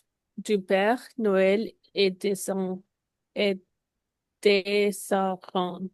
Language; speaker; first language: French; non-native, learner; Spanish